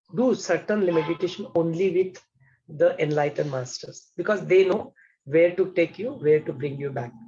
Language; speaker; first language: English; non-native, local second language; Hindi